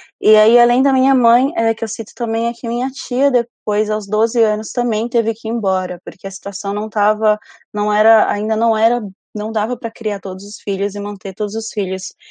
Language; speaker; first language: Portuguese; early bilingual, other home language; Spanish